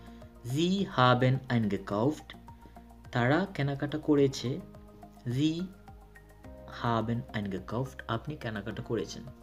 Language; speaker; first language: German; non-native, fluent; Bangla